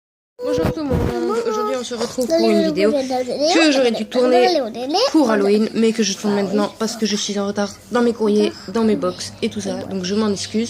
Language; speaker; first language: French; native; French